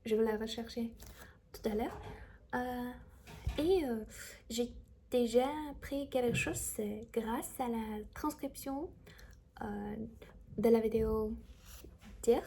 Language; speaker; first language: French; non-native, learner; Chinese